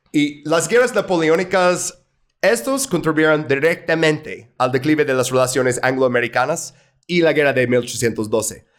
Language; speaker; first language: Spanish; non-native, fluent; English